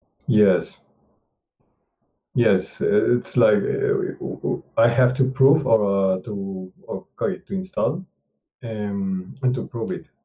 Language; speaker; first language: English; non-native, learner; Spanish